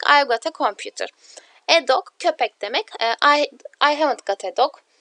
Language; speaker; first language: English; non-native, fluent; Turkish